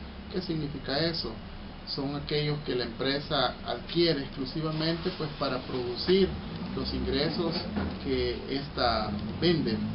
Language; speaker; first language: Spanish; native; Spanish